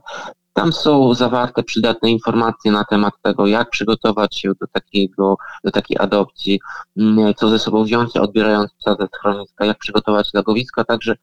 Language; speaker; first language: Polish; native; Polish